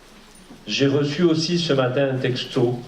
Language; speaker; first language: French; native; French